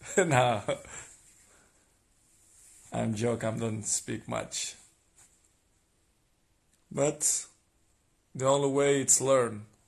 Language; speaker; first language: English; non-native, learner; Portuguese